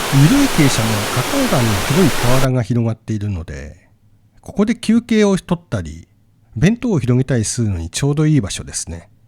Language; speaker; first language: Japanese; native; Japanese